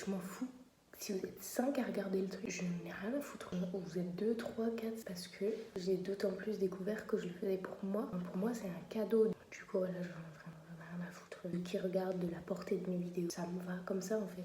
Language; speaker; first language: French; native; French